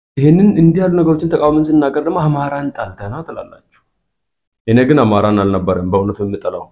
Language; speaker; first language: Amharic; non-native, local second language; Hadiyya